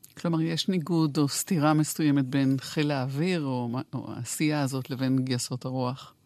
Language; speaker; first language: Hebrew; native; Hebrew